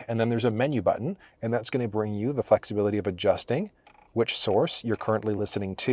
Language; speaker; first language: English; native; English